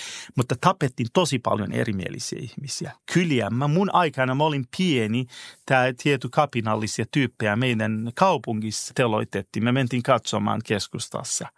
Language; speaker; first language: Finnish; non-native, fluent; Persian